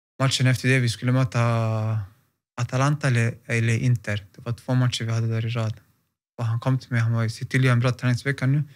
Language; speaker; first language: Swedish; native; Swedish